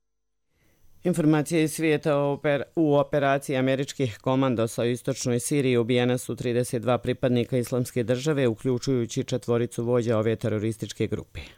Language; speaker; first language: Croatian; native; Croatian